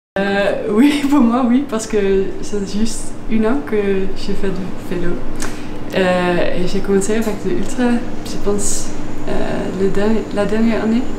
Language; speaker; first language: French; non-native, learner; Dutch